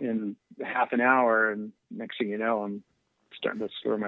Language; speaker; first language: English; native; English